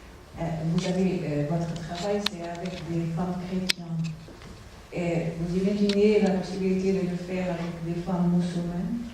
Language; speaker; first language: French; non-native, fluent; Portuguese